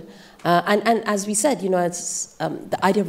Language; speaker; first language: English; non-native, local second language; Bangla